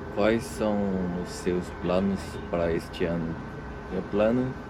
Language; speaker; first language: Portuguese; non-native, learner; Korean